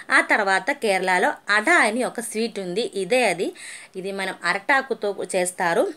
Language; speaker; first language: Telugu; non-native, learner; Malayalam